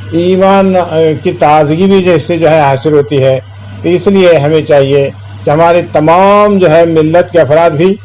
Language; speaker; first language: Urdu; native; Urdu